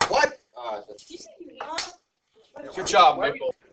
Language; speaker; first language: English; native; English